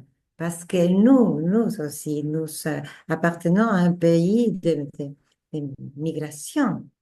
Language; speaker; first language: French; non-native, fluent; Spanish